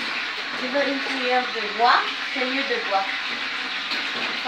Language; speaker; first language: French; non-native, fluent; Arabic